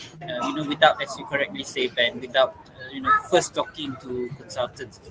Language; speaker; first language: English; non-native, local second language; Malay